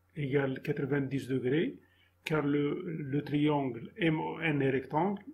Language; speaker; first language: French; non-native, local second language; Arabic